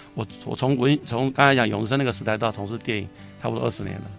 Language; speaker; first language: Chinese; native; Chinese